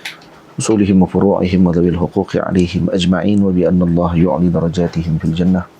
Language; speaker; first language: Arabic; non-native, fluent; Malay